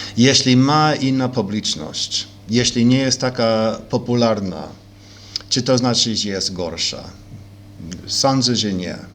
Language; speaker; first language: Polish; early bilingual, heritage; Polish